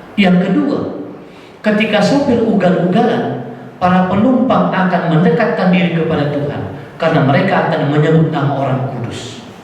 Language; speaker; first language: Indonesian; non-native, local second language; Batak Toba